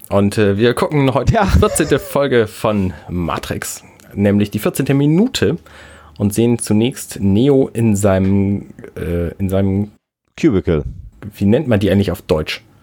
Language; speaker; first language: German; native; German